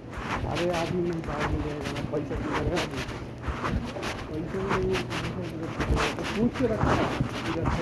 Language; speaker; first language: Hindi; non-native, local second language; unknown